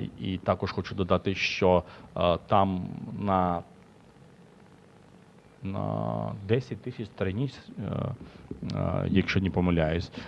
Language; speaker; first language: Ukrainian; non-native, local second language; Russian